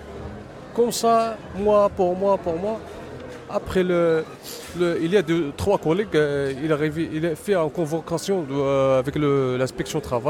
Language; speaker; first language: French; non-native, learner; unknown